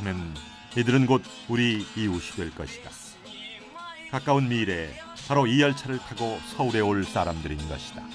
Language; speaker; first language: Korean; native; Korean